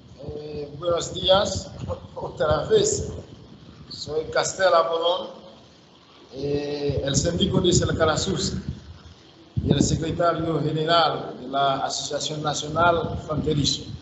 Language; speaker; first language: Spanish; non-native, learner; Haitian Creole